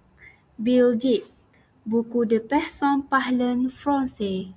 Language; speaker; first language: French; non-native, learner; Malay